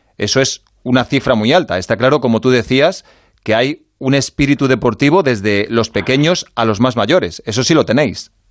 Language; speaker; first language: Spanish; native; Spanish